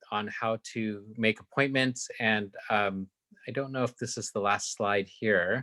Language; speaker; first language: English; native; English